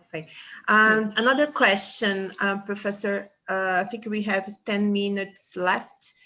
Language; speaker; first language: English; non-native, fluent; Portuguese